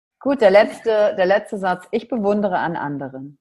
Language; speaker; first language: German; native; German